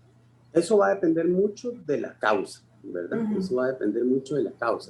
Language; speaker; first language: Spanish; native; Spanish